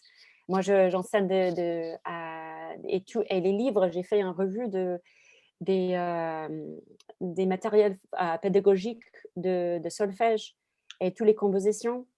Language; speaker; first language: French; non-native, fluent; English